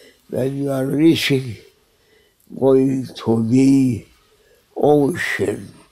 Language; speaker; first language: English; non-native, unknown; Turkish